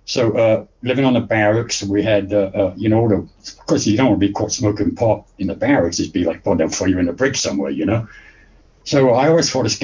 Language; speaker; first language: English; native; English